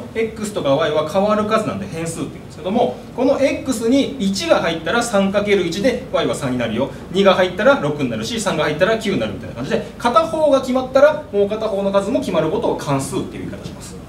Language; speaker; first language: Japanese; native; Japanese